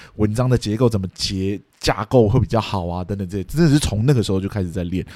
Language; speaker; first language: Chinese; early bilingual, heritage; Chinese